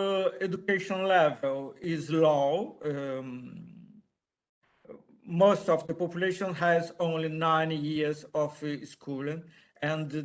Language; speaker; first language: English; non-native, learner; Portuguese